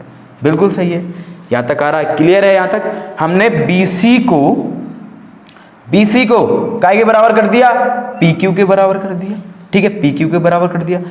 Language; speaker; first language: Hindi; native; Hindi